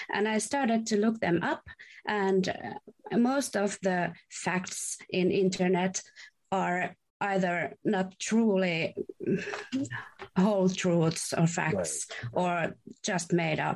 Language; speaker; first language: English; non-native, fluent; Finnish